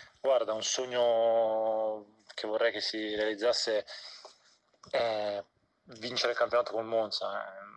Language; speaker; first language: Italian; native; Italian